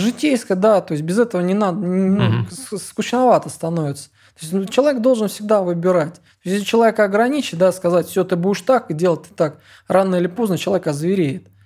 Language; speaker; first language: Russian; native; Russian